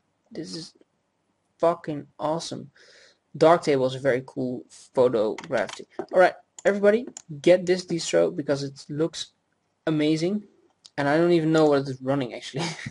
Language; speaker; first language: English; native; English